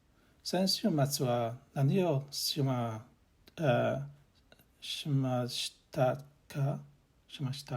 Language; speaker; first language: Japanese; non-native, learner; English